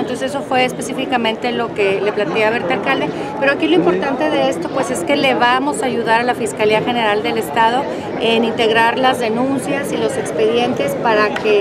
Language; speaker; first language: Spanish; native; Spanish